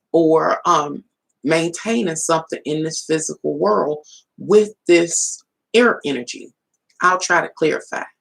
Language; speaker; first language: English; native; English